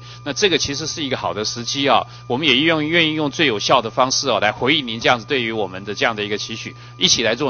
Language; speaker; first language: Chinese; native; Chinese